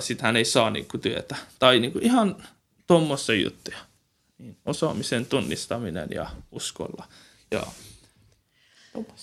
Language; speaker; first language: Finnish; non-native, learner; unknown